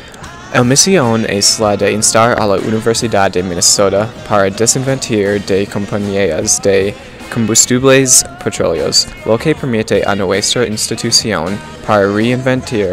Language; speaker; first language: Spanish; non-native, learner; English